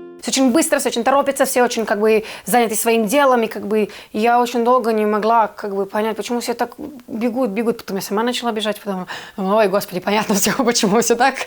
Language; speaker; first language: Russian; non-native, fluent; Serbian